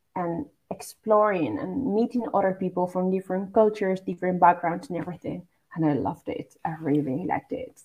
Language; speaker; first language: English; non-native, fluent; Basque